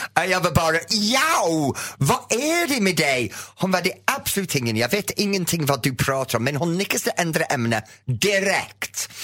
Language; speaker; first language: Swedish; non-native, fluent; English